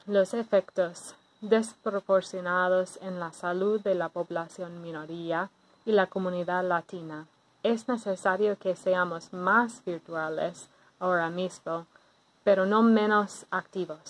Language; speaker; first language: Spanish; non-native, fluent; English